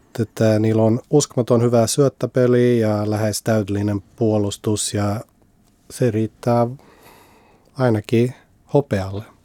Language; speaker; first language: Finnish; early bilingual, heritage; Finnish